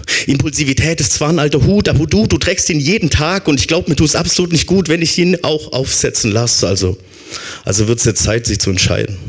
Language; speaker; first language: German; native; German